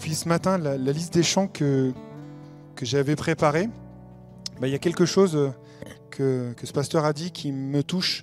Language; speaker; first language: French; native; French